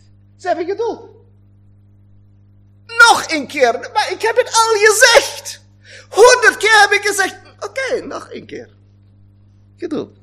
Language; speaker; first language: Dutch; non-native, fluent; German